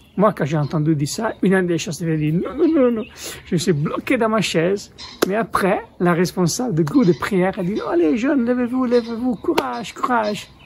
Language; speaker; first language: French; non-native, fluent; Italian